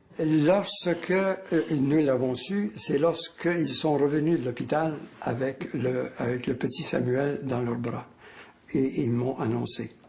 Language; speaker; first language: French; native; French